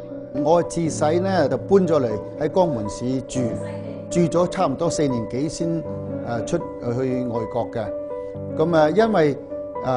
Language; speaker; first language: Cantonese; native; Cantonese